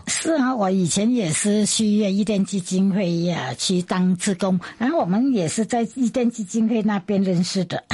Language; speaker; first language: Chinese; non-native, fluent; Vietnamese